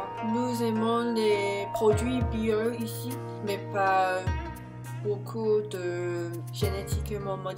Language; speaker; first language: French; non-native, learner; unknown